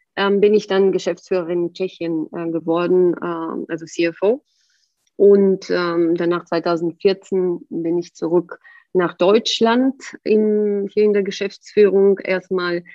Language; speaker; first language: German; non-native, fluent; Bulgarian